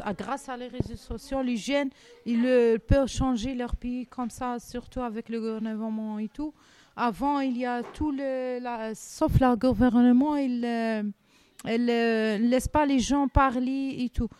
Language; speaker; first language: French; non-native, local second language; Arabic